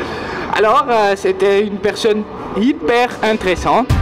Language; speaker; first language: French; non-native, learner; Dutch